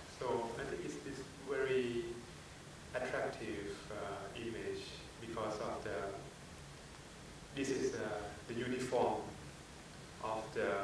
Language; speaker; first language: English; non-native, fluent; Thai